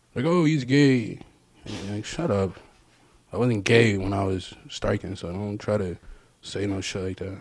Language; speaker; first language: English; native; English